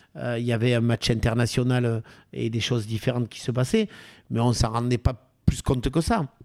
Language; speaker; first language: French; native; French